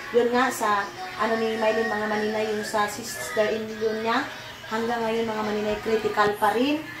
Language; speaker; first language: Filipino; non-native, local second language; Cebuano